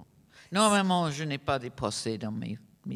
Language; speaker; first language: French; non-native, fluent; English